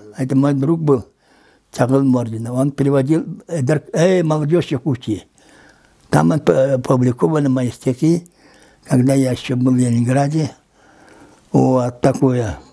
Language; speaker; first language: Russian; non-native, local second language; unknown